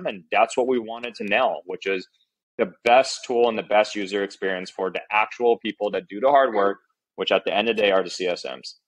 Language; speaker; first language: English; early bilingual, other home language; Chinese